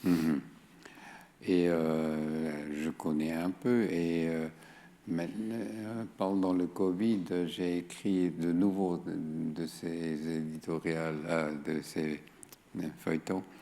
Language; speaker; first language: French; non-native, fluent; German